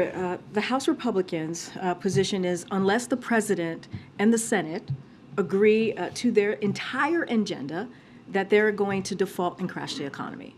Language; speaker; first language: English; native; English